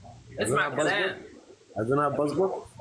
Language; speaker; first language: English; non-native, learner; Arabic